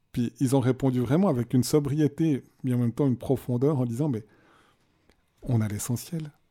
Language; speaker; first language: French; native; French